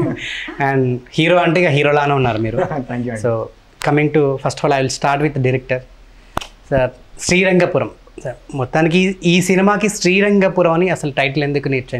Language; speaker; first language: Telugu; native; Telugu